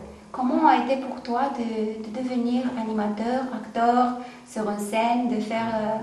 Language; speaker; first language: French; non-native, learner; Romanian